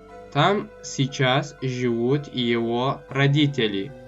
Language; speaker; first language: Russian; non-native, local second language; Tajik